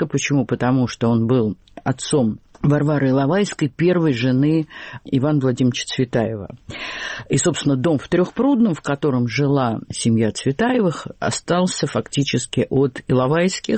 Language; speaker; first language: Russian; native; Russian